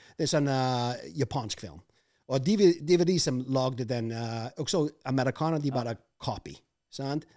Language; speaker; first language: Norwegian; non-native, fluent; English